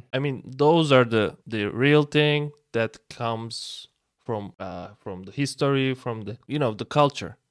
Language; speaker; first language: English; non-native, fluent; Turkish